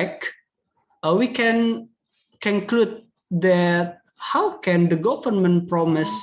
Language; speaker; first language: English; non-native, learner; Indonesian